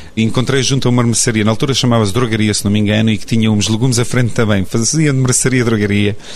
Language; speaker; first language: Portuguese; non-native, fluent; Bosnian